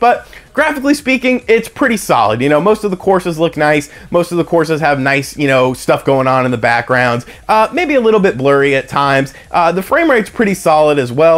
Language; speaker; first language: English; native; English